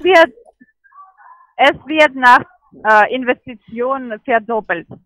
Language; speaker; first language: German; non-native, learner; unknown